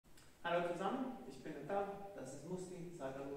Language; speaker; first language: German; non-native, fluent; Hebrew